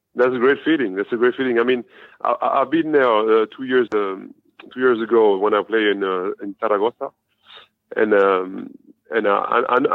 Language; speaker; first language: English; non-native, fluent; French